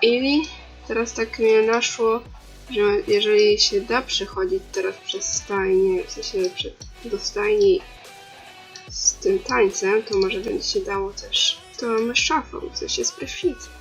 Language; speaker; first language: Polish; native; Polish